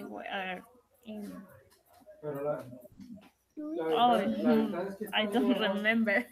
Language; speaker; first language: English; non-native, learner; Spanish